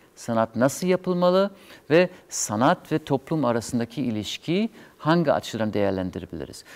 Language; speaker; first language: Turkish; non-native, fluent; German